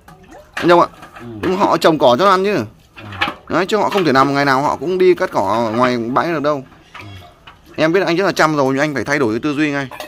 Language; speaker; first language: Vietnamese; native; Vietnamese